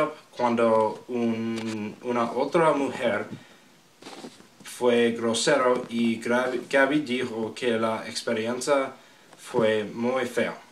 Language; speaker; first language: Spanish; non-native, learner; English